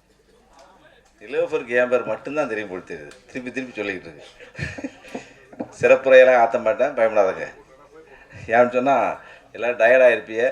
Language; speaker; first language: Tamil; native; Tamil